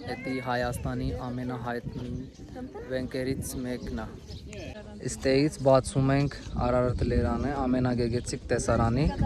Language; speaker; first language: Armenian; non-native, learner; Hindi